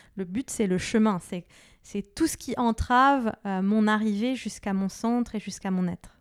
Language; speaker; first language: French; native; French